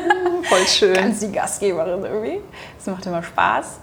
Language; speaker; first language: German; native; German